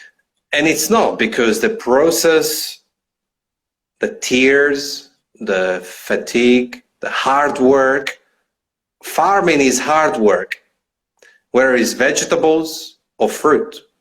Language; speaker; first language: English; non-native, fluent; Italian